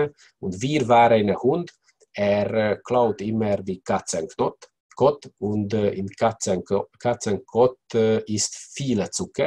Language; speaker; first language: German; non-native, learner; Hungarian